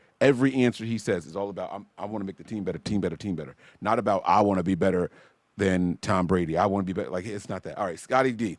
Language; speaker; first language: English; native; English